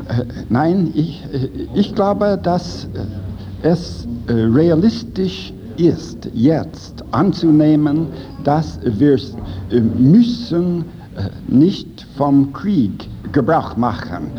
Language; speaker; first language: German; non-native, fluent; English